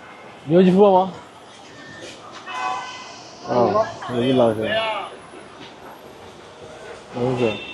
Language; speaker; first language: Chinese; non-native, learner; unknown